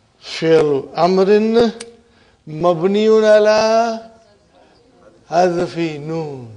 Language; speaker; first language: Arabic; non-native, fluent; English